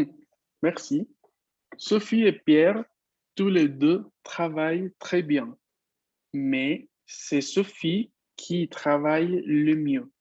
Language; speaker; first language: French; non-native, fluent; Spanish